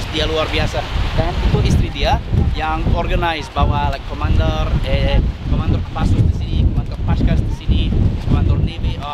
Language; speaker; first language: Indonesian; non-native, fluent; English